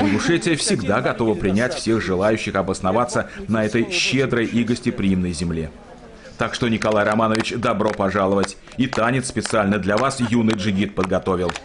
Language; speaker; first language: Russian; native; Russian